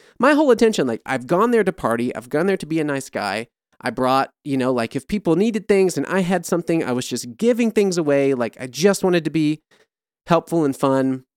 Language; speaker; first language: English; native; English